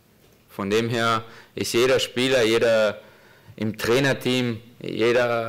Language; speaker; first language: German; native; German